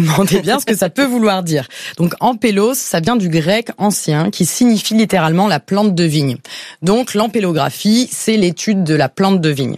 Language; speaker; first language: French; native; French